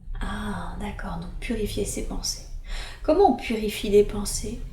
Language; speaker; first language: French; native; French